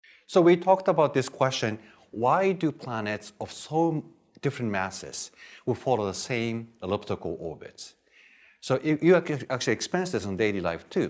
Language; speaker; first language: English; non-native, fluent; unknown